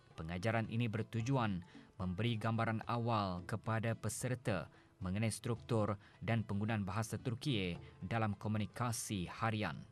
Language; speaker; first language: Malay; native; Malay